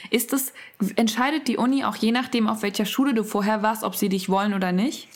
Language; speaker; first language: German; native; German